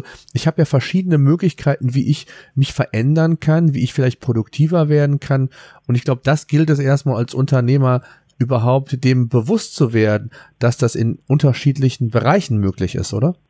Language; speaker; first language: German; native; German